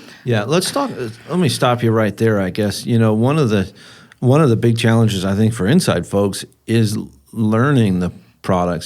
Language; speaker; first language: English; native; English